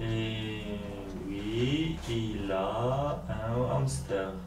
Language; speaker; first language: French; non-native, learner; Polish